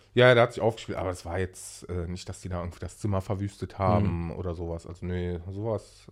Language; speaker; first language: German; early bilingual, other home language; Arabic